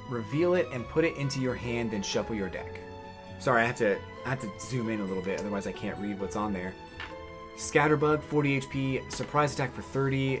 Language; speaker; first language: English; native; English